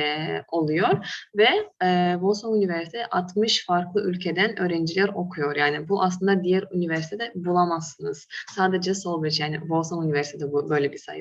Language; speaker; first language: Turkish; non-native, fluent; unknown